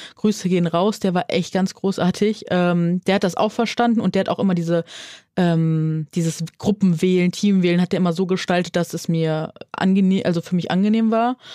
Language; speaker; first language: German; native; German